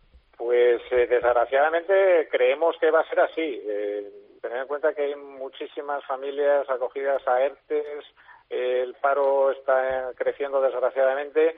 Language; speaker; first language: Spanish; native; Spanish